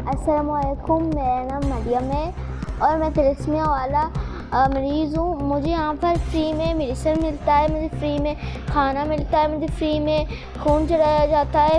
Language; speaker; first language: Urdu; non-native, local second language; Baluchi